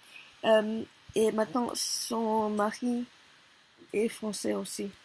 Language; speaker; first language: French; non-native, learner; Korean